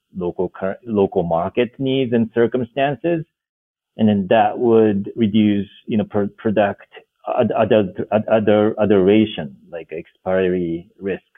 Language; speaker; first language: English; non-native, fluent; Japanese